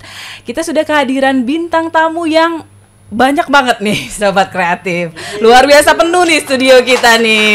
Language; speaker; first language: Indonesian; native; Indonesian